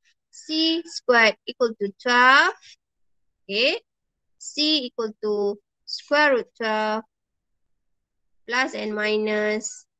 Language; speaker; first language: English; non-native, local second language; Malay